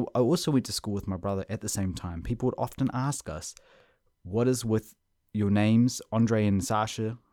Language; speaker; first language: English; native; English